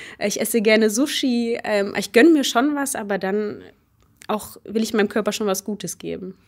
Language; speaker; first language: German; early bilingual, other home language; Polish